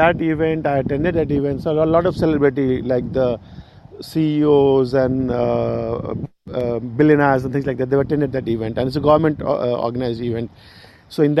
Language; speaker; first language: English; non-native, local second language; Hindi